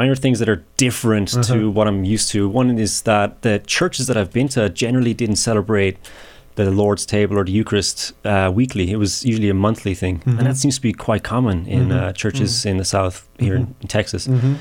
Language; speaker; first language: English; native; English